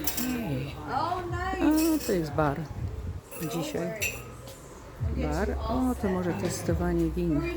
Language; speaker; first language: Polish; native; Polish